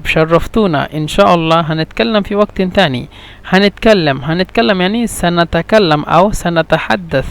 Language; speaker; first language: Egyptian Arabic; non-native, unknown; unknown